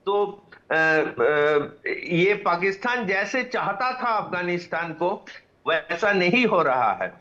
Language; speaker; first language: Hindi; non-native, local second language; Bangla